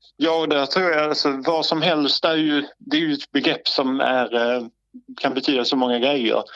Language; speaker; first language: Swedish; native; Swedish